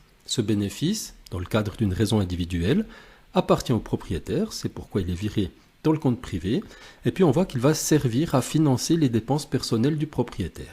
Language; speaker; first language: French; native; French